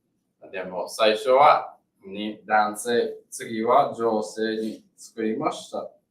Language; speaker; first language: Japanese; non-native, learner; English